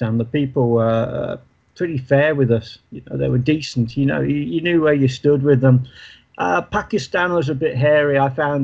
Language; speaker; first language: English; native; English